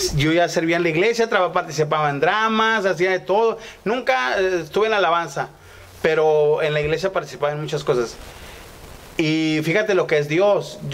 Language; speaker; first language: Spanish; native; Spanish